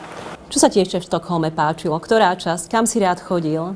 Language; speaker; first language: Slovak; native; Slovak